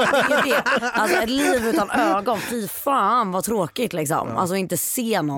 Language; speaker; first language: Swedish; native; Swedish